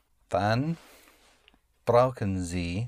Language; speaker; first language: German; non-native, learner; English